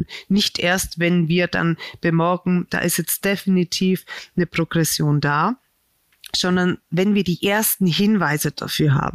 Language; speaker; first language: German; native; German